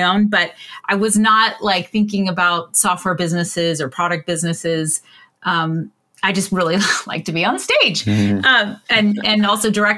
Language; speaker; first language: English; native; English